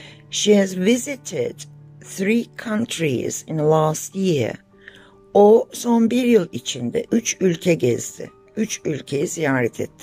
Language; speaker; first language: English; non-native, fluent; Turkish